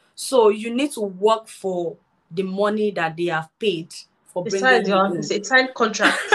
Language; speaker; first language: English; non-native, local second language; Yoruba